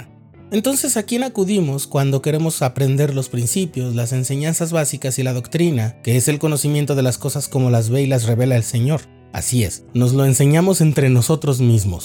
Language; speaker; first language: Spanish; native; Spanish